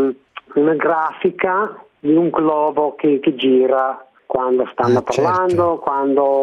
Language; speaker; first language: Italian; non-native, learner; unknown